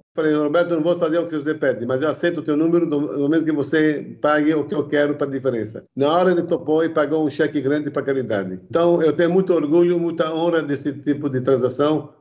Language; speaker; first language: Portuguese; early bilingual, other home language; Arabic